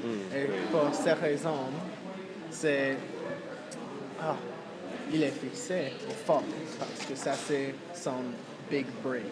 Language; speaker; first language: French; non-native, fluent; English